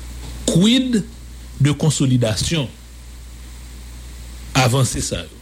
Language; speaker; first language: French; non-native, local second language; Haitian Creole